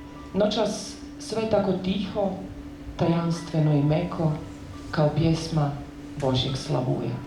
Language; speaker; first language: Bosnian; native; Bosnian